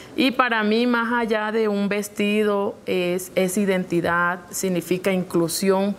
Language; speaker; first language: Spanish; non-native, local second language; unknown